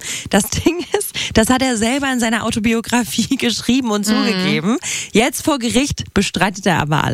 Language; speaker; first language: German; native; German